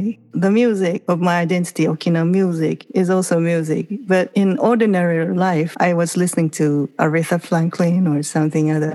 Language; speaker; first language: English; non-native, fluent; Japanese